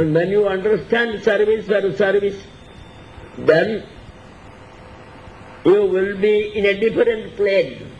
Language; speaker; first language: English; non-native, local second language; Odia